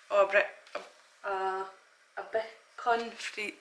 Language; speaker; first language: English; native; English